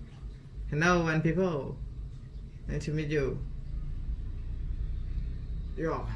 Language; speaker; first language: English; non-native, learner; Thai